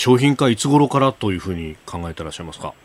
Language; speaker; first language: Japanese; native; Japanese